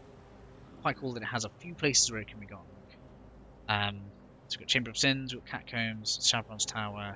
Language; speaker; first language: English; native; English